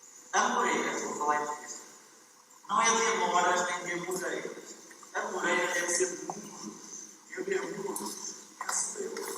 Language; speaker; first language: Portuguese; non-native, fluent; Spanish